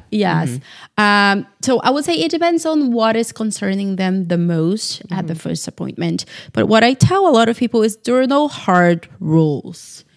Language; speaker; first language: English; non-native, fluent; Portuguese